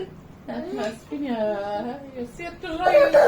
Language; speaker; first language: Arabic; native; Arabic